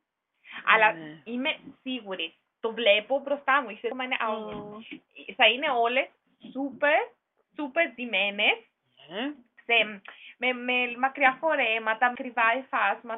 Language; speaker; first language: Greek; non-native, fluent; German